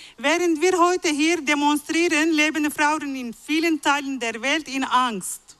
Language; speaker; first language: German; non-native, fluent; Arabic